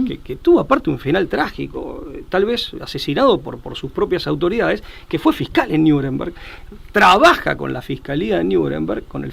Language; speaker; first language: Spanish; native; Spanish